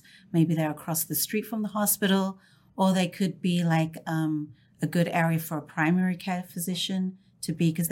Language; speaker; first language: English; native; English